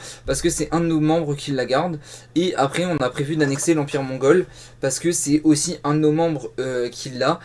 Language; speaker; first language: French; native; French